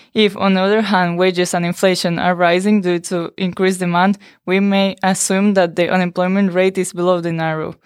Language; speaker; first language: English; non-native, fluent; Spanish